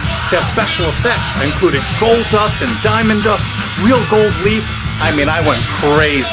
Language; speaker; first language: English; native; English